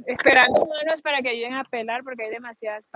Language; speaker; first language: Spanish; native; Spanish